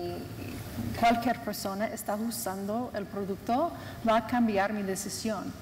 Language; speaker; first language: Spanish; non-native, fluent; English